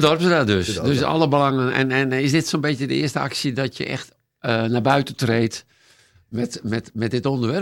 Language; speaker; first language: Dutch; native; Dutch